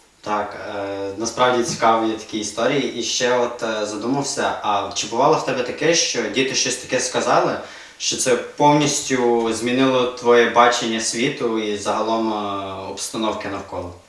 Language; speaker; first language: Ukrainian; native; Ukrainian